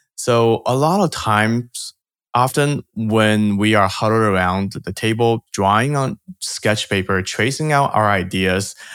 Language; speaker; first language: English; early bilingual, other home language; Chinese